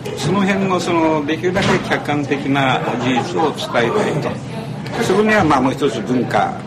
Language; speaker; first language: Japanese; native; Japanese